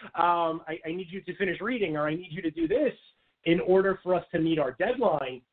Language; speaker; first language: English; native; English